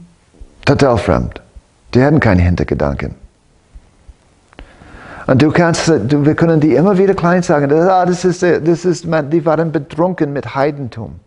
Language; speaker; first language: German; non-native, fluent; English